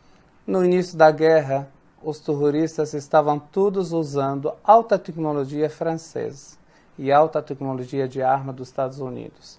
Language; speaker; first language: Portuguese; non-native, fluent; Arabic